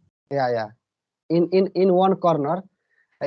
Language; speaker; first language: English; non-native, learner; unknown